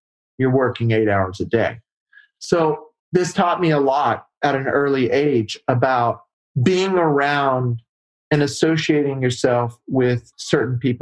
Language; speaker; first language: English; native; English